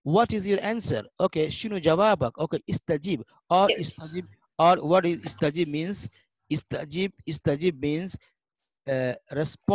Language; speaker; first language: English; non-native, fluent; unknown